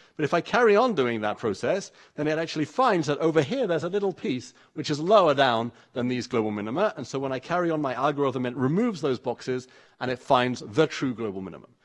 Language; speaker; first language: English; native; English